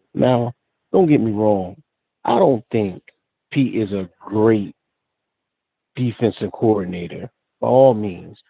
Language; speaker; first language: English; native; English